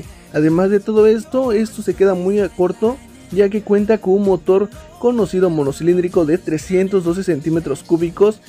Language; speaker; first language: Spanish; native; Spanish